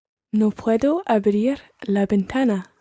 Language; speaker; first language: Spanish; non-native, learner; English